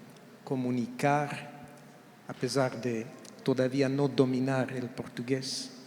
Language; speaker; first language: Spanish; non-native, fluent; French